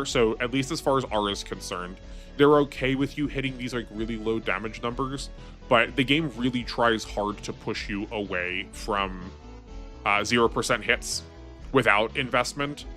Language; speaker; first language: English; native; English